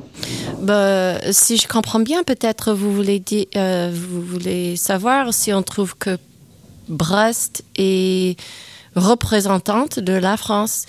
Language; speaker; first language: French; non-native, fluent; English